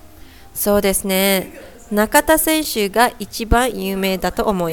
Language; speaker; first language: Japanese; non-native, learner; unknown